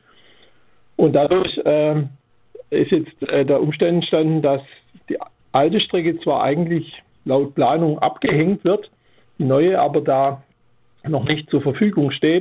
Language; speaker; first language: German; native; German